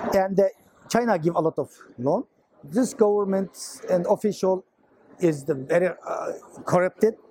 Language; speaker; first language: English; non-native, learner; Chinese